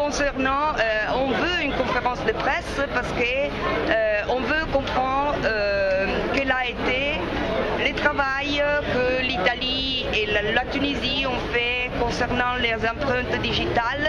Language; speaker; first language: French; non-native, fluent; Italian